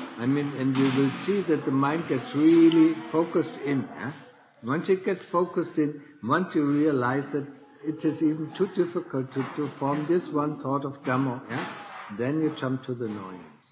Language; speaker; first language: English; non-native, fluent; German